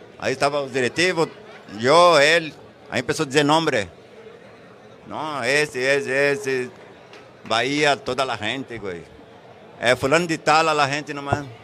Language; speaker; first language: Spanish; non-native, fluent; Portuguese